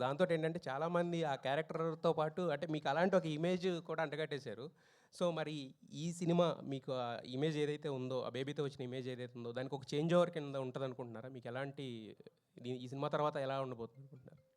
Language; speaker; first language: Telugu; native; Telugu